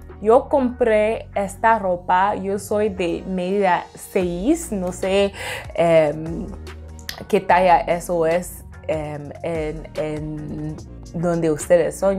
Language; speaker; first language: Spanish; non-native, fluent; English